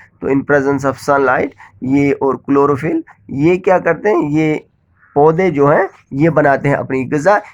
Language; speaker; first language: Urdu; non-native, local second language; Kashmiri